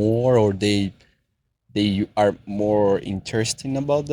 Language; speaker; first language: English; non-native, fluent; Portuguese